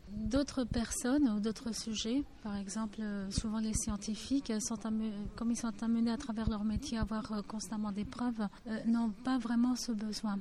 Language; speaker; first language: French; non-native, fluent; Greek